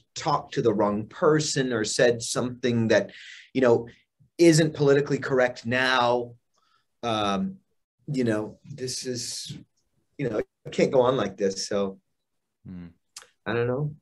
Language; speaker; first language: English; native; English